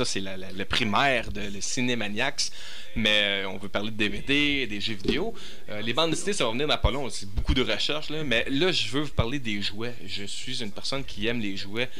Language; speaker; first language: French; native; French